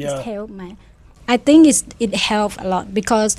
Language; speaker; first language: English; non-native, fluent; Thai